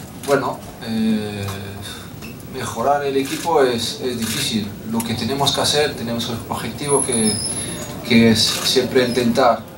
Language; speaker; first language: Spanish; non-native, fluent; French